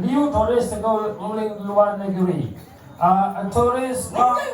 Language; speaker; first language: English; non-native, learner; Balinese